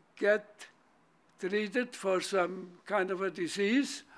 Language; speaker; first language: English; non-native, fluent; German